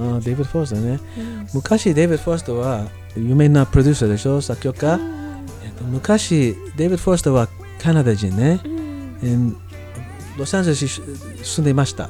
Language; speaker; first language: Japanese; non-native, learner; English